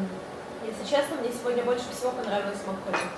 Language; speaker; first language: Russian; native; Russian